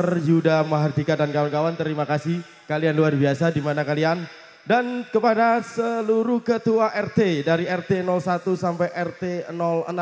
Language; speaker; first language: Indonesian; native; Indonesian